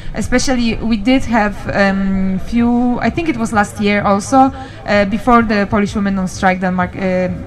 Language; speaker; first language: English; non-native, learner; Polish